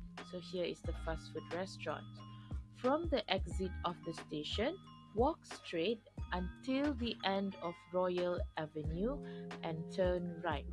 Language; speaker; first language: English; non-native, local second language; Malay